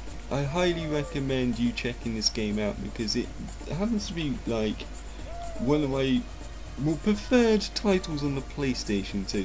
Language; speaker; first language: English; native; English